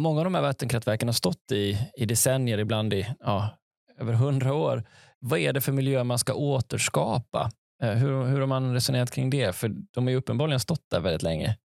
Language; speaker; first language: Swedish; native; Swedish